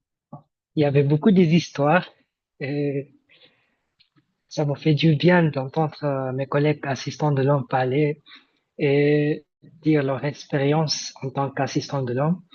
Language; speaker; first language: French; non-native, fluent; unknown